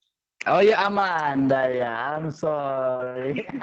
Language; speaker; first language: English; non-native, learner; Indonesian